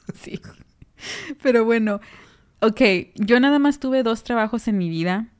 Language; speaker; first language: Spanish; early bilingual, heritage; Spanish